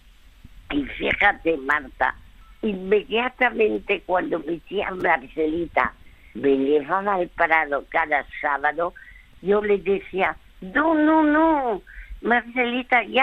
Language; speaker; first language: Spanish; early bilingual, other home language; French